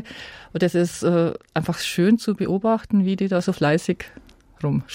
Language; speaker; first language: German; native; German